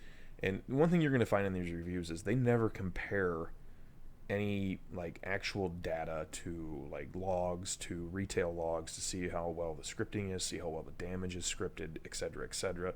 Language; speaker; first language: English; native; English